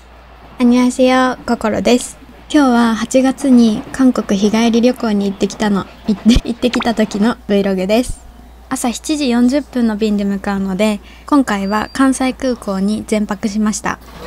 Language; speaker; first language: Japanese; native; Japanese